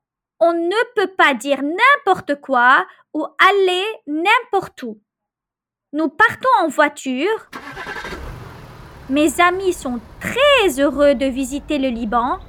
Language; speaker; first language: French; non-native, local second language; Arabic